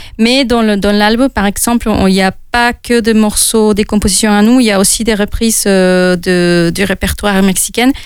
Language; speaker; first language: French; non-native, fluent; Spanish